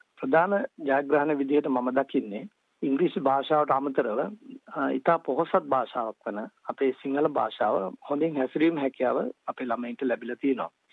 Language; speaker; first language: Sinhala; native; Sinhala